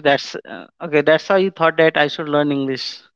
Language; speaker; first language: English; non-native, local second language; Hindi